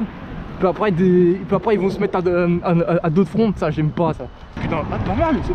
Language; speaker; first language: French; native; French